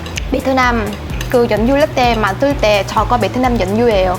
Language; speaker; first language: Korean; non-native, fluent; Vietnamese